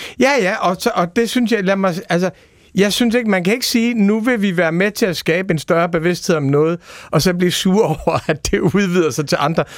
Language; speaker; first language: Danish; native; Danish